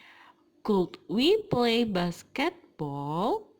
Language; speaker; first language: English; non-native, fluent; Indonesian